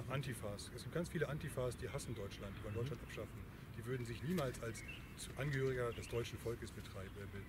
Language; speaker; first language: German; native; German